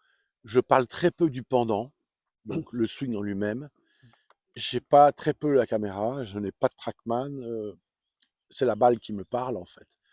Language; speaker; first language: French; native; French